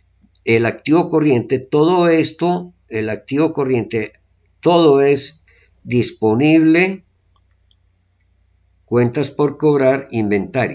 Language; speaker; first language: Spanish; native; Spanish